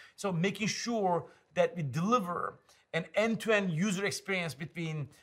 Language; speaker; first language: English; non-native, fluent; Turkish